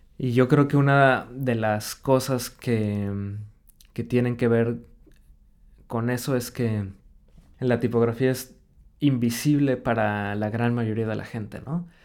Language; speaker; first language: Spanish; native; Spanish